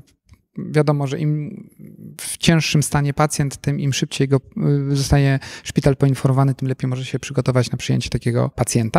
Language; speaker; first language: Polish; native; Polish